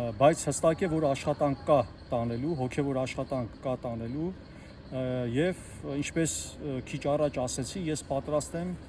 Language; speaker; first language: Armenian; native; Armenian